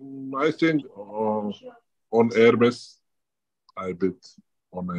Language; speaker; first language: English; non-native, learner; Georgian